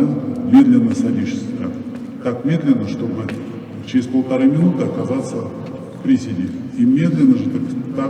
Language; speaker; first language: Russian; native; Russian